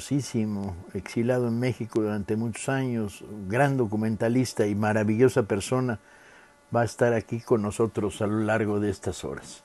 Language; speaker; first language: Spanish; native; Spanish